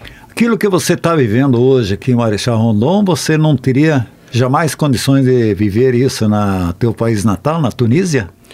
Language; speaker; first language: Portuguese; native; Portuguese